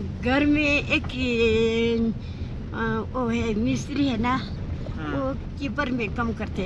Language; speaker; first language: Hindi; non-native, local second language; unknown